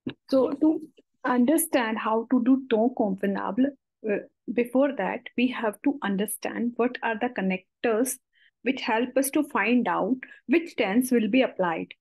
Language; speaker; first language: English; non-native, local second language; Hindi